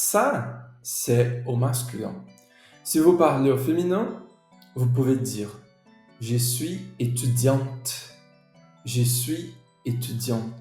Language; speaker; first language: French; non-native, fluent; Portuguese